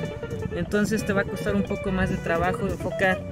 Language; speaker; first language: Spanish; native; Spanish